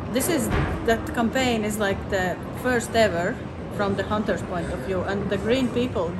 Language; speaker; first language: English; non-native, fluent; Latvian